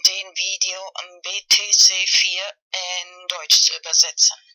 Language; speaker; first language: German; non-native, fluent; Spanish